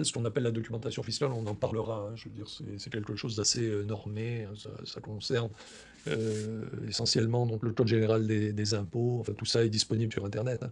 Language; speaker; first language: French; native; French